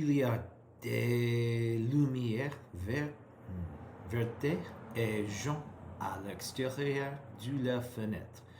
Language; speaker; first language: French; non-native, learner; English